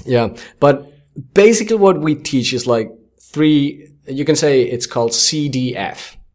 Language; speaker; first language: English; non-native, fluent; Finnish